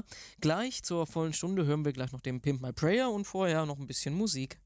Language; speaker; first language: German; native; German